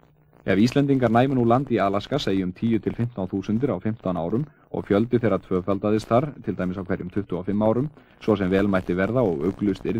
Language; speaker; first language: Icelandic; native; Icelandic